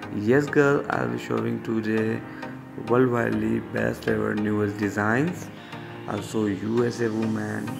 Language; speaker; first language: English; non-native, learner; Urdu